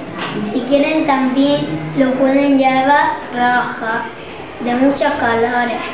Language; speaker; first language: Spanish; early bilingual, other home language; Arabic